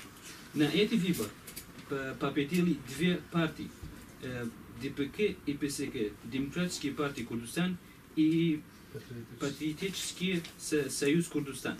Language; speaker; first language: Russian; non-native, learner; Kurdish